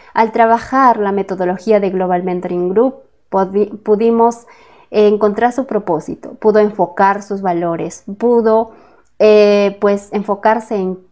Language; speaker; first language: Spanish; native; Spanish